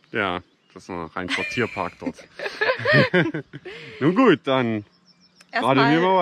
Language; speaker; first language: German; native; German